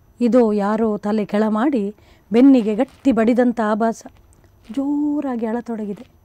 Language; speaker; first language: Kannada; non-native, local second language; Konkani